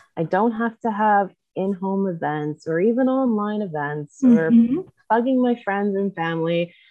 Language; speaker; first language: English; native; English